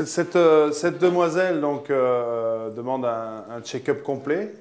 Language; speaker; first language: French; native; French